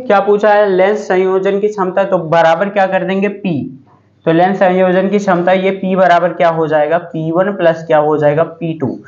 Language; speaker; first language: Hindi; native; Hindi